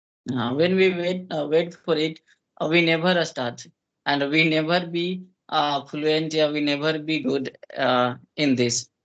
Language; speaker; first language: English; non-native, local second language; Hindi